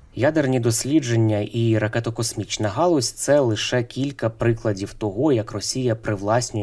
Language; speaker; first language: Ukrainian; native; Ukrainian